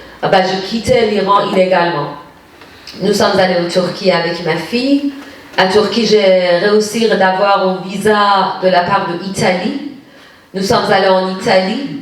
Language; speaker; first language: French; non-native, fluent; Persian